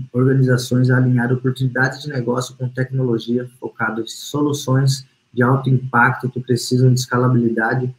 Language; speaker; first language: Portuguese; native; Portuguese